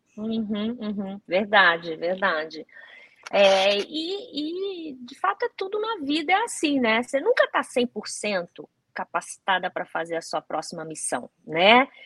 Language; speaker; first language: Portuguese; early bilingual, other home language; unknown